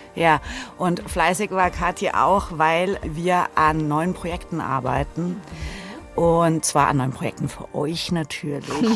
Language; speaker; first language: German; native; German